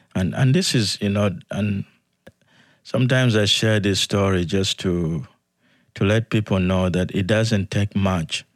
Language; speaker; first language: English; non-native, fluent; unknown